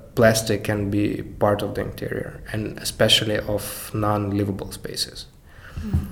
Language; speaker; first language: English; non-native, fluent; Ukrainian